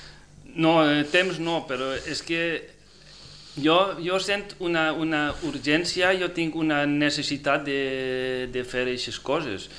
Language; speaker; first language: Catalan; non-native, fluent; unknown